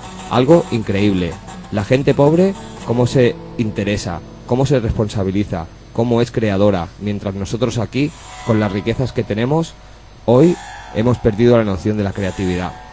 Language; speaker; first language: Spanish; native; Spanish